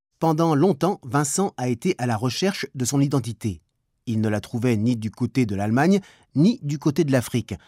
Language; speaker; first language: French; native; French